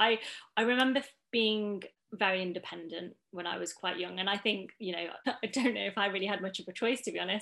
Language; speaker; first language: English; native; English